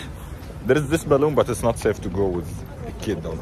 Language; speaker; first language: English; non-native, fluent; Arabic